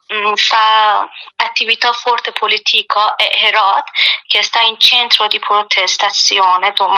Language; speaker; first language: Italian; non-native, learner; Persian